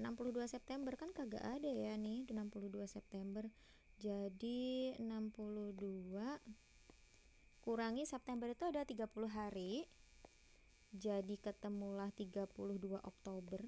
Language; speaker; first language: Indonesian; native; Indonesian